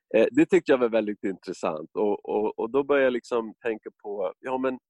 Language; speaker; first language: Swedish; non-native, fluent; English